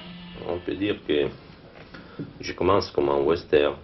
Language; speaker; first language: French; non-native, learner; Italian